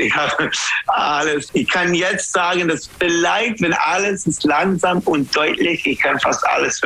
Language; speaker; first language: German; non-native, learner; English